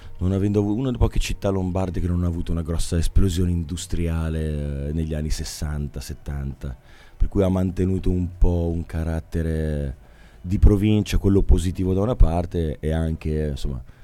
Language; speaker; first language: Italian; native; Italian